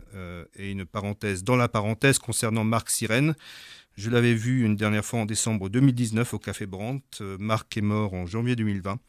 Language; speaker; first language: French; native; French